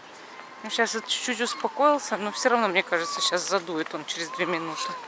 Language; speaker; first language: Russian; native; Russian